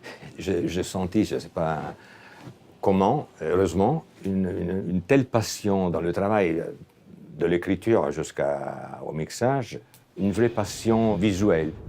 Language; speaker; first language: French; non-native, fluent; Italian